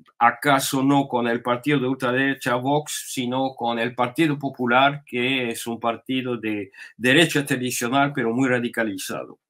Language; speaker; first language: Spanish; non-native, fluent; French